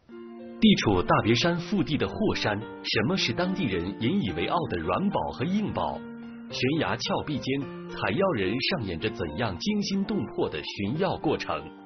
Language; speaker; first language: Chinese; native; Chinese